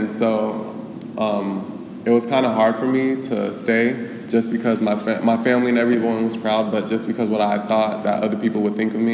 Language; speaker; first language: English; native; English